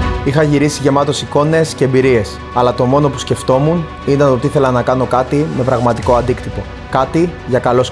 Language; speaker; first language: Greek; native; Greek